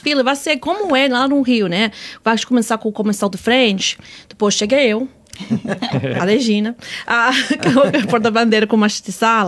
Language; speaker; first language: Portuguese; non-native, fluent; English